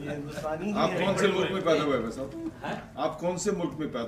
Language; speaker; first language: Hindi; early bilingual, other home language; English